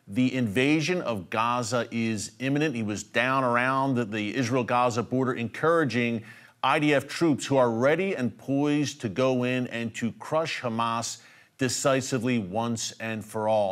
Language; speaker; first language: English; native; English